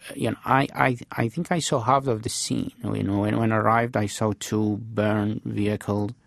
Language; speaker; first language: English; non-native, fluent; Arabic